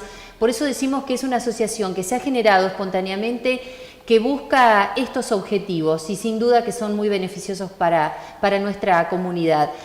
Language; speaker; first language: Spanish; native; Spanish